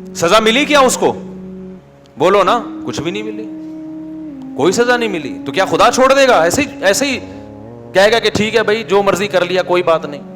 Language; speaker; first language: Urdu; native; Urdu